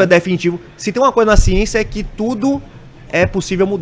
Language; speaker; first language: Portuguese; native; Portuguese